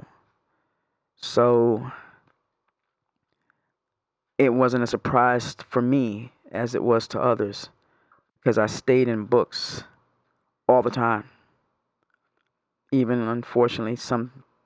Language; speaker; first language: English; native; English